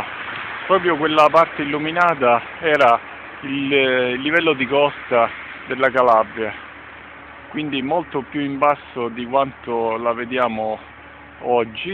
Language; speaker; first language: Italian; native; Italian